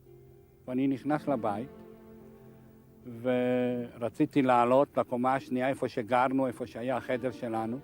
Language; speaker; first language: Hebrew; non-native, fluent; Hungarian